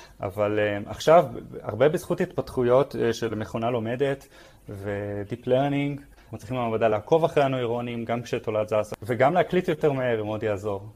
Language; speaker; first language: Hebrew; native; Hebrew